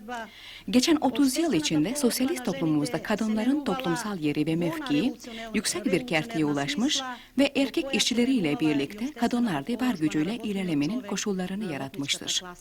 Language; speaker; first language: Turkish; native; Turkish